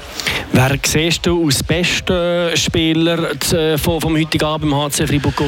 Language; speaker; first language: German; native; German